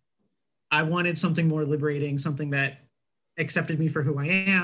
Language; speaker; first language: English; native; English